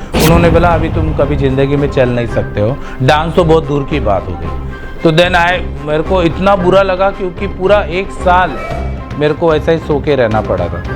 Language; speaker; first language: Hindi; non-native, local second language; Malayalam